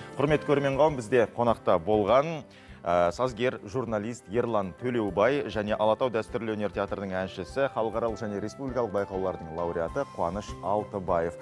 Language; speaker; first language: Kazakh; native; Kazakh